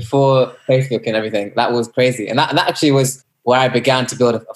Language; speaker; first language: English; native; English